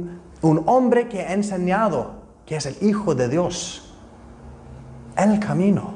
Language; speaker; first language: Spanish; non-native, fluent; Icelandic